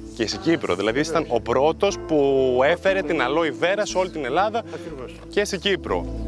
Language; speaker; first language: Greek; native; Greek